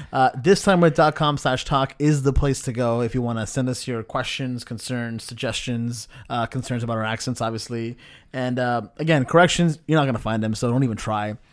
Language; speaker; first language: English; native; English